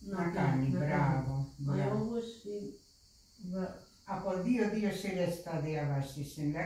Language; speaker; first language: Greek; non-native, fluent; Russian